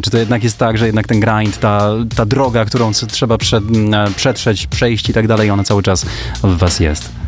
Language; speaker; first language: Polish; native; Polish